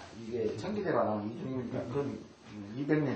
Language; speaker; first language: Korean; native; Korean